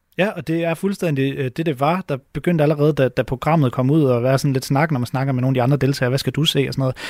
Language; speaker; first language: Danish; native; Danish